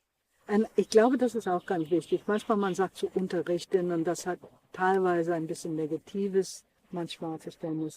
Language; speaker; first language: German; non-native, fluent; English